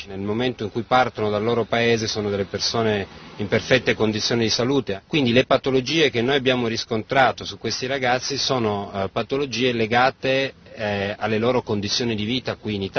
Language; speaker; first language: Italian; native; Italian